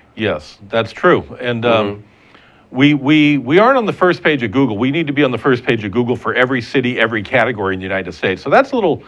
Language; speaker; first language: English; native; English